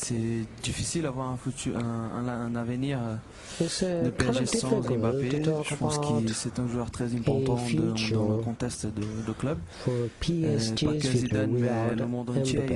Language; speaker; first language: French; non-native, fluent; Portuguese